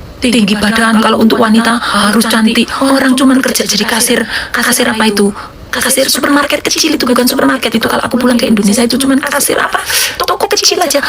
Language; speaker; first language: Indonesian; native; Indonesian